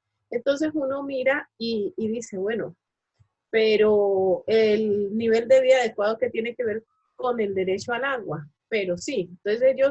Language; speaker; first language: Spanish; native; Spanish